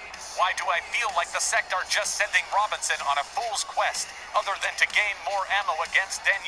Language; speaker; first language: English; native; English